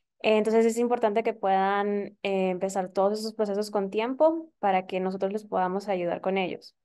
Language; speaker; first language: Spanish; native; Spanish